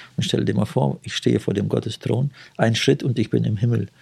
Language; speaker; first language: German; early bilingual, heritage; Russian